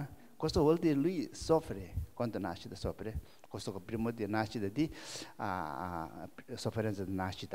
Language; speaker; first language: Italian; non-native, learner; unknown